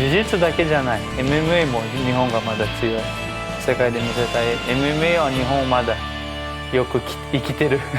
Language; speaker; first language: Japanese; non-native, learner; Portuguese